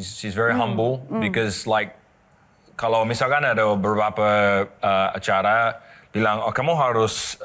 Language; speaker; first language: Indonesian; non-native, learner; English